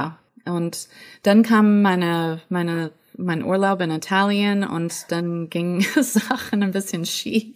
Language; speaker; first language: German; non-native, fluent; English